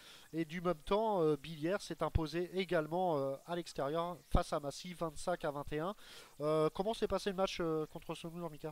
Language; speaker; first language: French; native; French